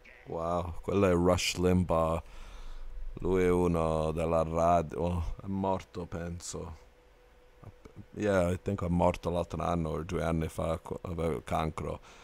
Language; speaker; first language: Italian; non-native, learner; English